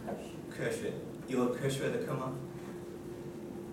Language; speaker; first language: Chinese; non-native, learner; English